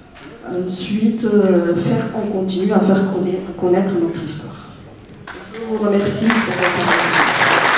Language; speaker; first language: French; native; French